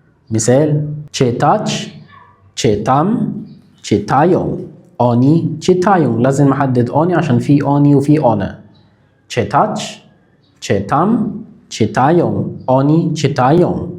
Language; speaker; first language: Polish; non-native, fluent; Arabic